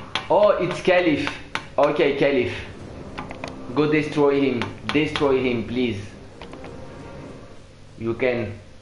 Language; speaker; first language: English; non-native, learner; French